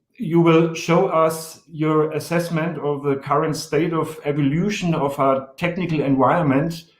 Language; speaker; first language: English; non-native, fluent; German